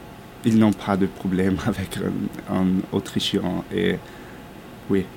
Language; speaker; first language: French; non-native, learner; German